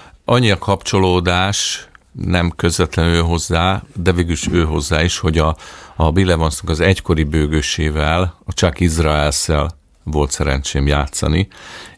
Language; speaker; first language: Hungarian; native; Hungarian